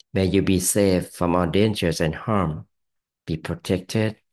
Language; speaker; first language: English; non-native, fluent; Thai